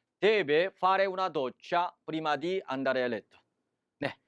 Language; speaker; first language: Italian; non-native, fluent; Korean